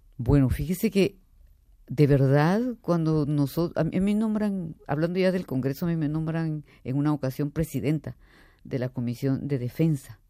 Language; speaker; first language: Spanish; native; Spanish